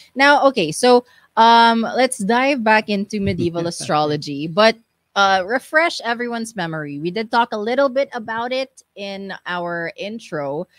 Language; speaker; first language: English; non-native, local second language; Filipino